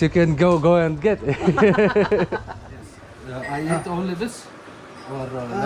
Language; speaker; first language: English; non-native, learner; Lithuanian